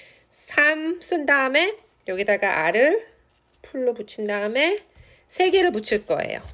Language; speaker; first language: Korean; native; Korean